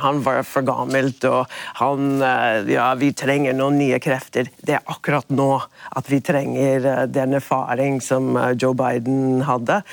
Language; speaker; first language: Norwegian; non-native, fluent; English